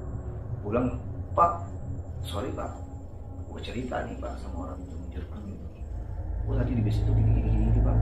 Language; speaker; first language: Indonesian; native; Indonesian